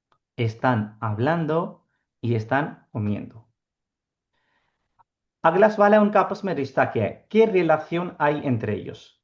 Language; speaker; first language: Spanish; non-native, fluent; Urdu